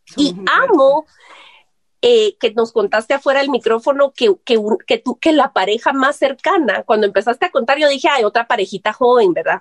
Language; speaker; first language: Spanish; native; Spanish